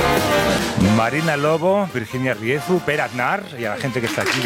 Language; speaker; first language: Spanish; native; Spanish